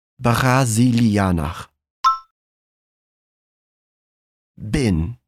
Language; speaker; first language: German; non-native, fluent; Portuguese